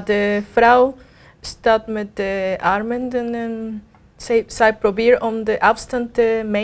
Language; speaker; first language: Dutch; non-native, learner; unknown